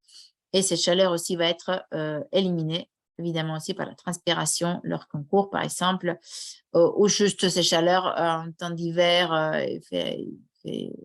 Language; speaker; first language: French; non-native, fluent; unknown